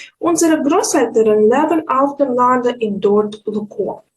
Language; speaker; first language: German; non-native, fluent; Ukrainian